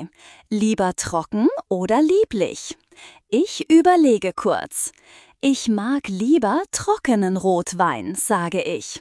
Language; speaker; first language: German; non-native, fluent; Turkish